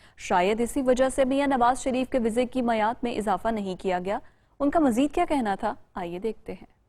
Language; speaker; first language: Urdu; native; Urdu